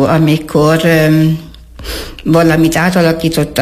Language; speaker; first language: Hungarian; native; Hungarian